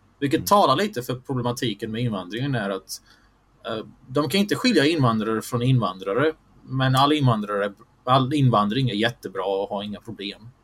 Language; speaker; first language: Swedish; early bilingual, other home language; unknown